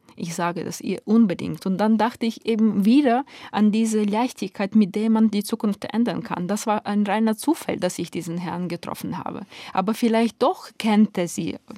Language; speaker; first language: German; non-native, fluent; Ukrainian